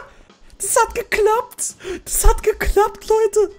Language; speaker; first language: German; native; German